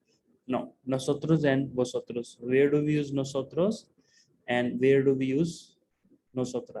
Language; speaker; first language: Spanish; non-native, fluent; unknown